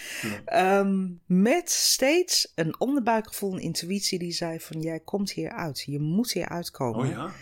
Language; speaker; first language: Dutch; non-native, fluent; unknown